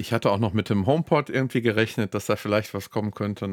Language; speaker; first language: German; native; German